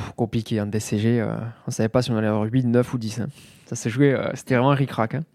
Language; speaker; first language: French; native; French